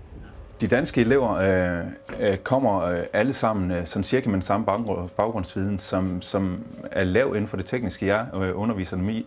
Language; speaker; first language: Danish; native; Danish